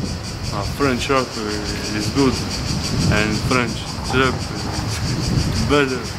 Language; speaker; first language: English; non-native, learner; Croatian